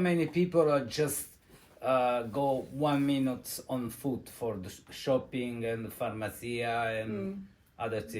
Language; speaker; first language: English; non-native, learner; Italian